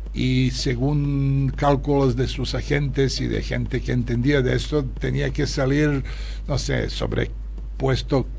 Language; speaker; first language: Spanish; non-native, fluent; Serbian